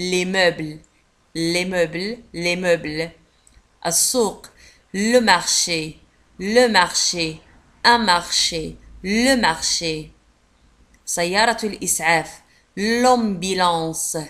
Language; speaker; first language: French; non-native, local second language; Arabic